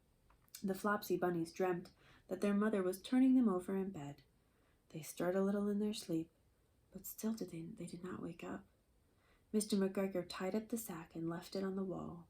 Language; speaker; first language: English; native; English